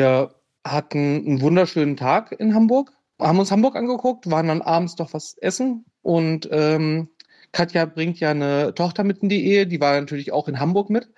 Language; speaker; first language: German; native; German